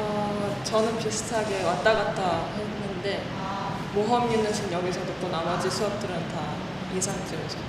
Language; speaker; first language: Korean; early bilingual, heritage; Korean